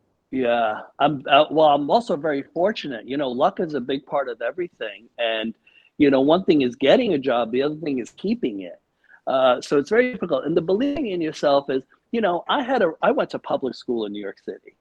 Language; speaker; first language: English; early bilingual, other home language; Spanish